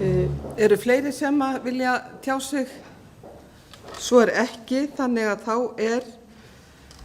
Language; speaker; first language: Icelandic; native; Icelandic